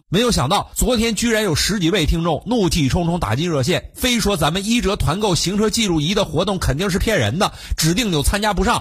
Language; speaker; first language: Chinese; native; Chinese